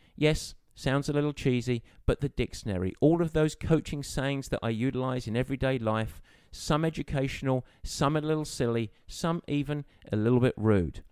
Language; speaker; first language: English; native; English